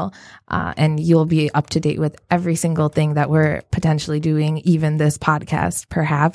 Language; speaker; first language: English; native; English